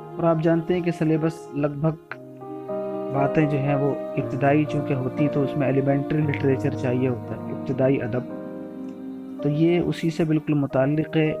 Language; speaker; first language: Urdu; native; Urdu